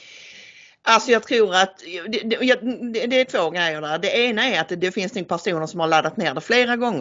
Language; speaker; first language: Swedish; native; Swedish